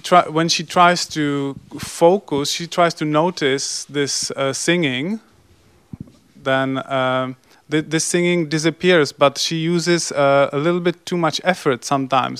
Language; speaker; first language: English; non-native, fluent; Czech